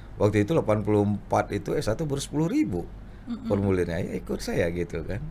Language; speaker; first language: Indonesian; non-native, local second language; Minangkabau